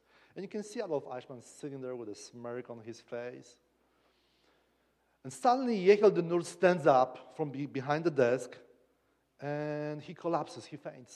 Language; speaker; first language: English; non-native, fluent; Polish